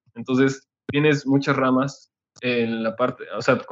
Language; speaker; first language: Spanish; native; Spanish